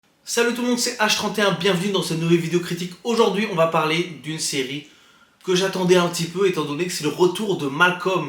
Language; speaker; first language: French; native; French